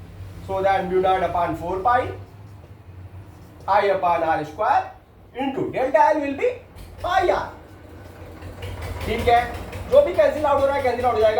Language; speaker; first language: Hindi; native; Hindi